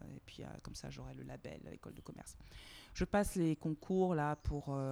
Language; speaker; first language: French; native; French